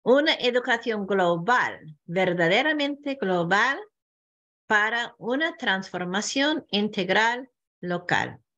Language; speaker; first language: Spanish; non-native, fluent; English